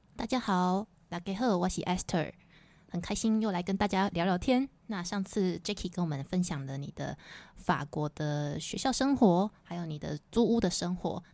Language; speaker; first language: Chinese; native; Chinese